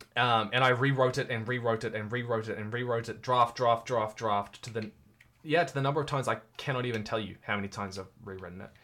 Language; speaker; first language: English; native; English